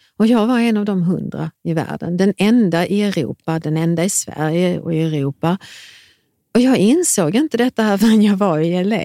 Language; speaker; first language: Swedish; early bilingual, other home language; Serbian